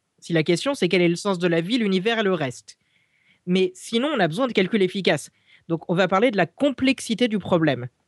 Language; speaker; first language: French; native; French